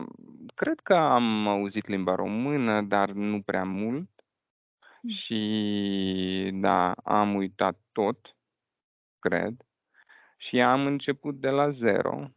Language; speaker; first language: Romanian; non-native, fluent; Russian